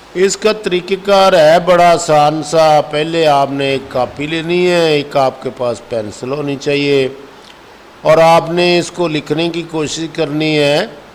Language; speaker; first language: Urdu; non-native, local second language; Punjabi